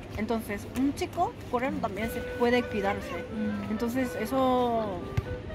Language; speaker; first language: Spanish; non-native, fluent; Korean